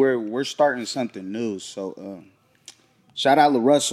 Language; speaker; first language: English; native; English